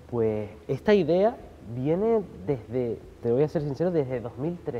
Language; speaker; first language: Spanish; native; Spanish